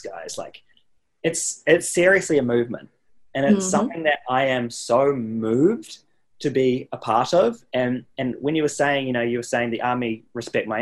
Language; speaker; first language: English; native; English